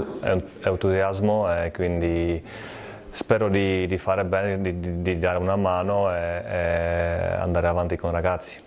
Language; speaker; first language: Italian; non-native, fluent; Czech